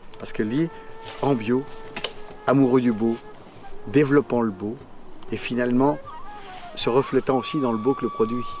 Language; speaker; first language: French; native; French